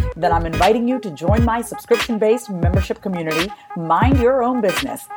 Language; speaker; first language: English; native; English